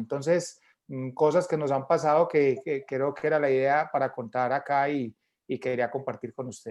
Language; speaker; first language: Spanish; native; Spanish